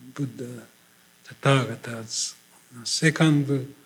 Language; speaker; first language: English; non-native, fluent; Japanese